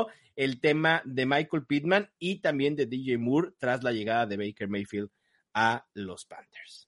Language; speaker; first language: Spanish; native; Spanish